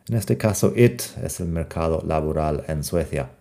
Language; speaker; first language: Spanish; non-native, fluent; English